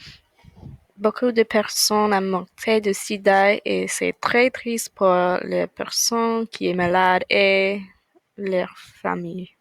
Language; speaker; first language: French; non-native, learner; English